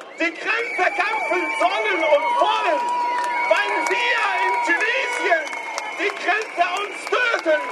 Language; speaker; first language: German; non-native, learner; Arabic